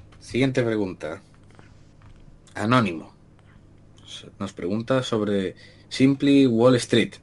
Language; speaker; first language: Spanish; native; Spanish